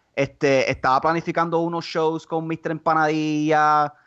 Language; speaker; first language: Spanish; non-native, local second language; English